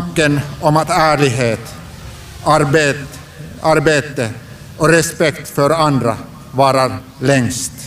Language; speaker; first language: Swedish; non-native, local second language; Finnish